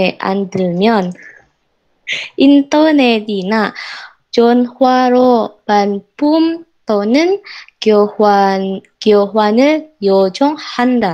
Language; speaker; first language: Korean; non-native, learner; Indonesian